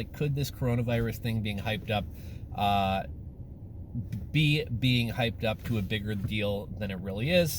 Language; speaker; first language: English; native; English